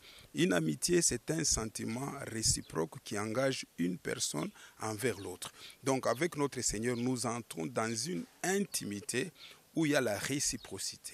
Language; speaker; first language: French; non-native, local second language; Lingala